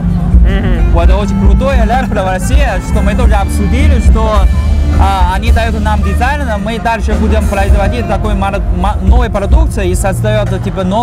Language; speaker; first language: Russian; non-native, learner; Chinese